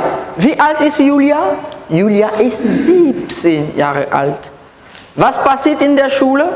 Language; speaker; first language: German; non-native, fluent; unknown